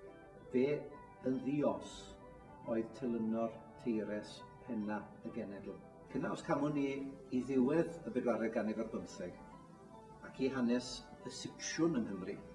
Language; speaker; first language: Welsh; native; Welsh